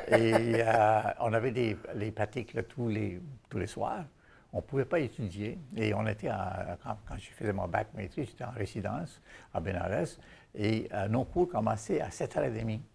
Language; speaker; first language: French; non-native, fluent; Bangla